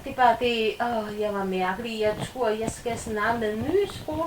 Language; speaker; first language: Danish; non-native, learner; Chinese